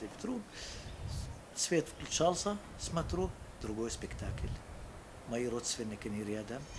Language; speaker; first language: Russian; non-native, fluent; Arabic